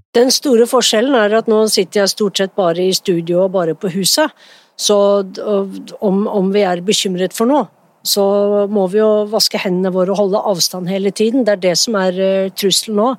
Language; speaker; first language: Norwegian; native; Norwegian